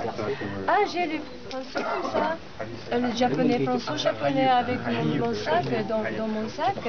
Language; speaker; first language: French; non-native, learner; Japanese